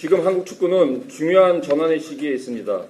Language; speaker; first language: Korean; native; Korean